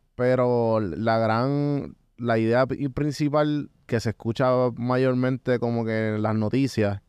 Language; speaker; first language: Spanish; native; Spanish